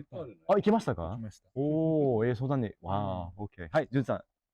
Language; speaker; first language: Japanese; non-native, learner; English